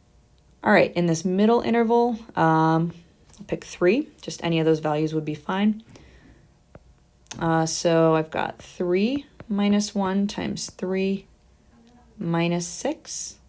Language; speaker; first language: English; native; English